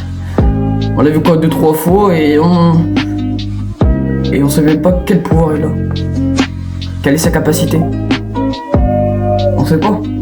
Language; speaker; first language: French; native; French